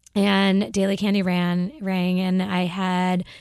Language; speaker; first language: English; native; English